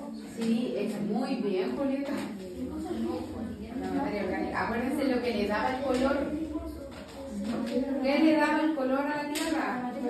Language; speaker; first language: Spanish; native; Spanish